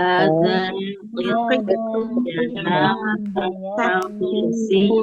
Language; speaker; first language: Arabic; non-native, learner; Indonesian